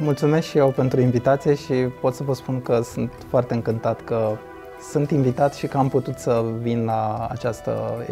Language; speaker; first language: Romanian; native; Romanian